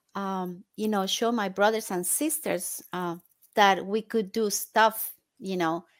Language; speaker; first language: English; non-native, fluent; Spanish